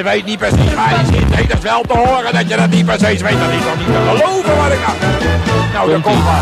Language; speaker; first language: Dutch; native; Dutch